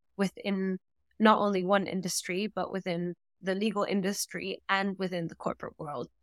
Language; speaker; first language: English; non-native, fluent; German